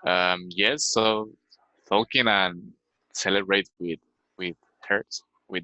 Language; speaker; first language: English; non-native, learner; Spanish